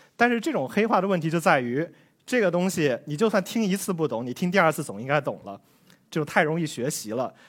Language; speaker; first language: Chinese; native; Chinese